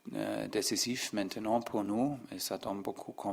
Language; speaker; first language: French; non-native, learner; German